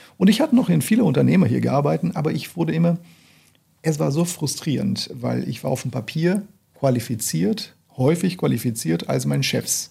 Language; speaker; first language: German; non-native, fluent; Portuguese